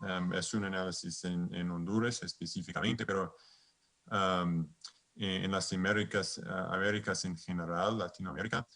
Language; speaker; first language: Spanish; non-native, fluent; English